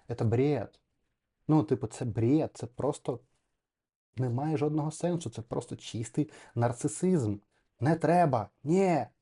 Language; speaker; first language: Ukrainian; non-native, local second language; Russian